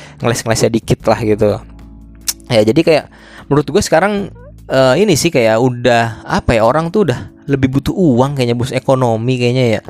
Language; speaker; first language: Indonesian; native; Indonesian